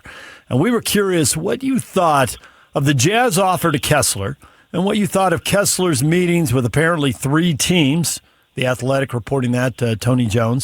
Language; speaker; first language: English; native; English